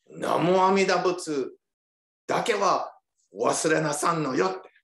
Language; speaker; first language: Japanese; early bilingual, heritage; Japanese